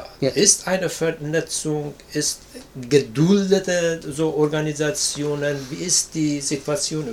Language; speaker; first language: German; non-native, learner; Persian